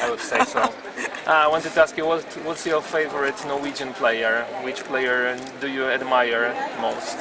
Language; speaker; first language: English; non-native, learner; Polish